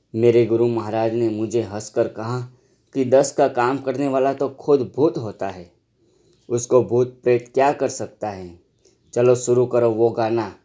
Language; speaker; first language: Hindi; non-native, local second language; Gujarati